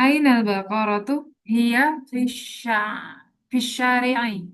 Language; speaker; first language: Arabic; non-native, learner; Indonesian